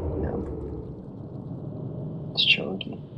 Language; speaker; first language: English; native; English